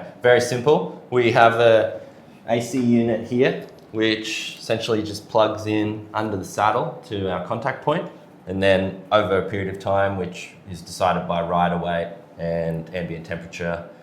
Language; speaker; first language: English; native; English